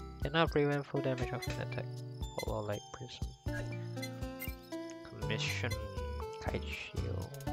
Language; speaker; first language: English; non-native, local second language; Malay